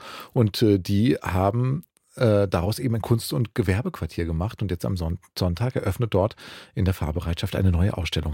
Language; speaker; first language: German; native; German